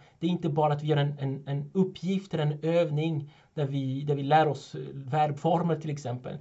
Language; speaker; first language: Swedish; non-native, fluent; French